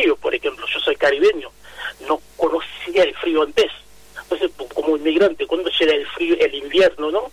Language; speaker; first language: Spanish; non-native, fluent; Haitian Creole